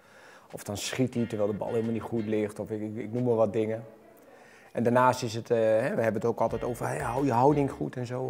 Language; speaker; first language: Dutch; native; Dutch